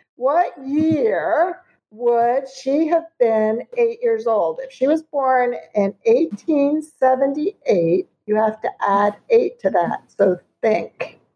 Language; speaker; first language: English; early bilingual, other home language; German